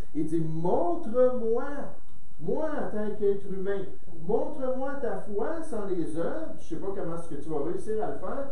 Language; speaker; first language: French; native; French